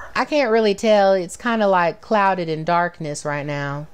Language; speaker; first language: English; native; English